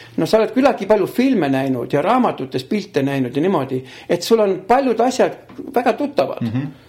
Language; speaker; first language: Estonian; early bilingual, heritage; Estonian